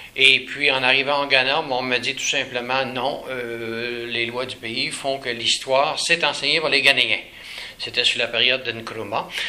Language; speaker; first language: French; native; French